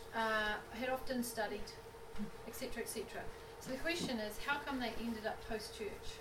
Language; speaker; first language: English; native; English